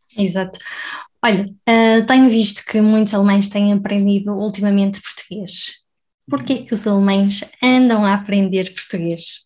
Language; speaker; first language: Portuguese; native; Portuguese